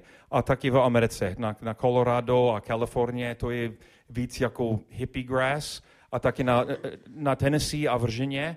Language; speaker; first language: Czech; non-native, learner; English